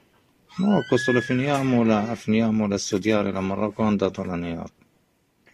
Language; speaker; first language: Italian; non-native, learner; Arabic